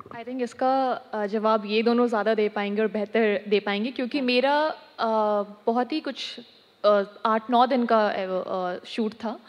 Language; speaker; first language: Hindi; native; Hindi